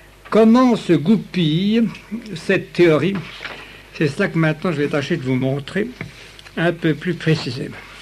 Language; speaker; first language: French; native; French